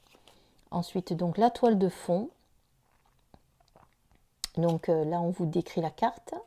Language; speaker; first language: French; native; French